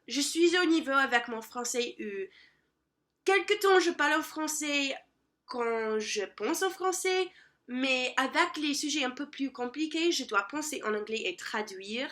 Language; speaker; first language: French; non-native, learner; English